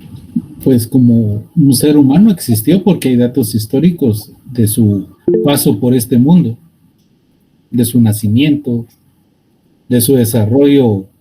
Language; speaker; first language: Spanish; native; Spanish